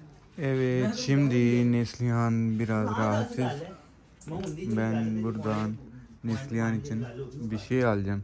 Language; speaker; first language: Turkish; non-native, learner; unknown